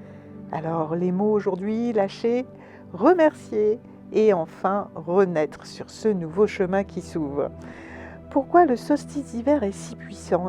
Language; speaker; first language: French; native; French